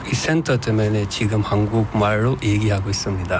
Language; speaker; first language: Korean; non-native, learner; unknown